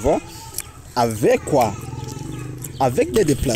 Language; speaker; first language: French; non-native, learner; Rundi